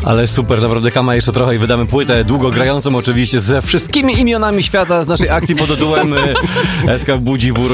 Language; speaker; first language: Polish; native; Polish